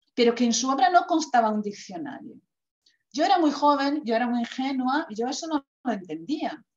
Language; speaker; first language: Spanish; non-native, fluent; Croatian